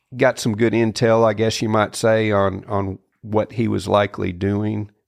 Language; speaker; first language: English; native; English